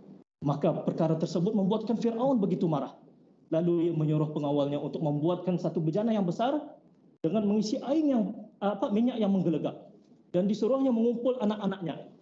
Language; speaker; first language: Malay; native; Malay